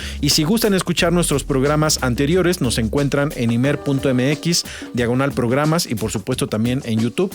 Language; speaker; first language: Spanish; native; Spanish